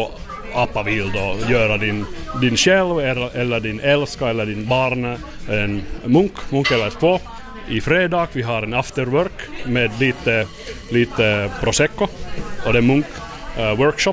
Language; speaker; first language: Swedish; non-native, local second language; Finnish